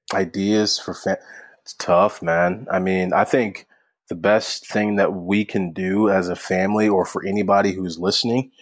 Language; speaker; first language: English; native; English